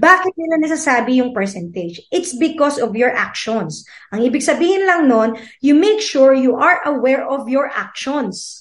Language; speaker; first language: English; non-native, local second language; Filipino